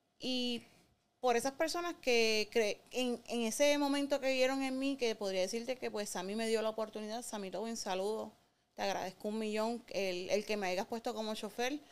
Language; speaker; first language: Spanish; native; Spanish